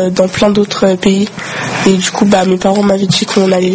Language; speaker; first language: French; early bilingual, other home language; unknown